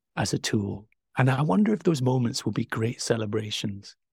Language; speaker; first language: English; native; English